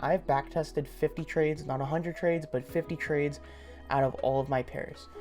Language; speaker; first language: English; native; English